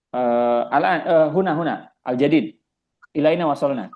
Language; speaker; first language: Arabic; non-native, fluent; Indonesian